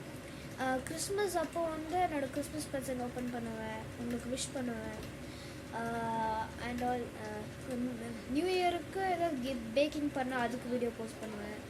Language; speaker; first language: Tamil; early bilingual, heritage; Tamil